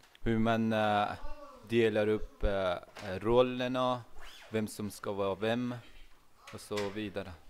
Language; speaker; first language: Swedish; non-native, learner; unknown